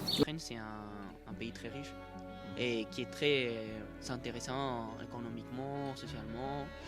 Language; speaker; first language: French; native; French